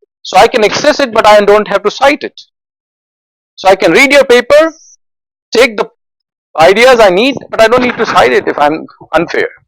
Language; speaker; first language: English; non-native, fluent; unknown